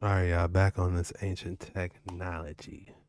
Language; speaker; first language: English; native; English